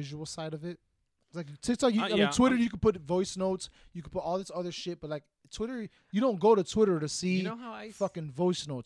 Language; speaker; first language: English; native; English